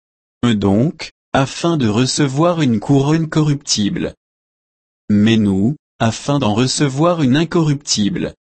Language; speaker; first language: French; native; French